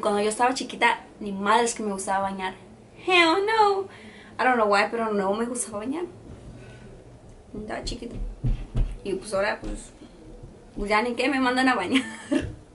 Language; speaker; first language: Spanish; early bilingual, heritage; Spanish